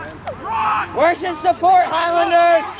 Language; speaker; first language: English; native; English